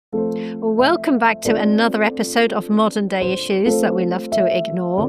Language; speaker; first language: English; native; English